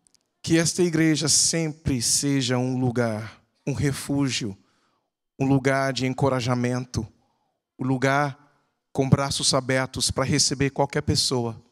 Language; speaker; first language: Portuguese; non-native, fluent; English